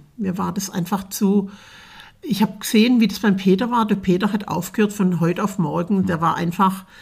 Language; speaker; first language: German; native; German